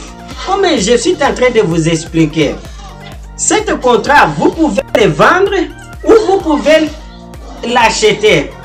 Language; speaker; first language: French; non-native, fluent; Portuguese